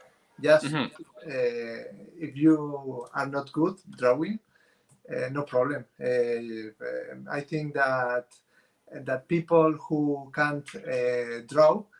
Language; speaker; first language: English; non-native, fluent; Spanish